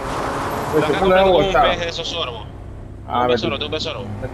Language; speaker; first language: Spanish; native; Spanish